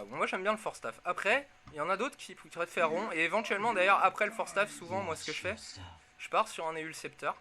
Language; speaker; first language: French; native; French